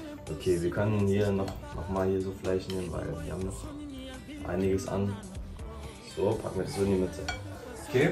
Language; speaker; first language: German; native; German